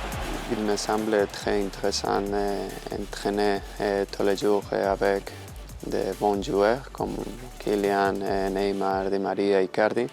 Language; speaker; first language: French; non-native, learner; Spanish